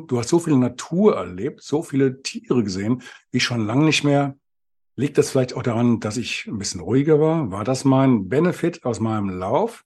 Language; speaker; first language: German; native; German